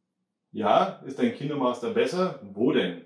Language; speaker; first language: German; native; German